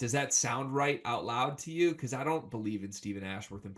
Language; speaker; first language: English; native; English